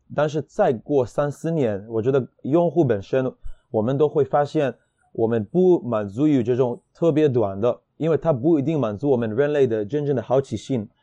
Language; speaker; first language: Chinese; non-native, fluent; Hebrew